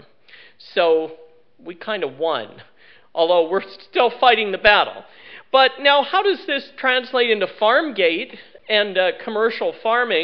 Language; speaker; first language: English; native; English